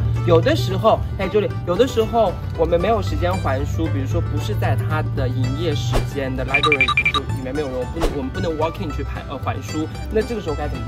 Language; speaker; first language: Chinese; native; Chinese